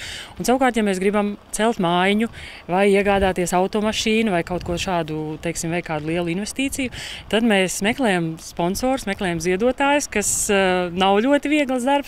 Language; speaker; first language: Latvian; native; Latvian